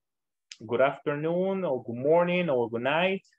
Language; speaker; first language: English; non-native, learner; Spanish